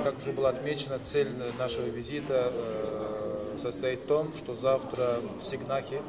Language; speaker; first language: Russian; non-native, local second language; Azerbaijani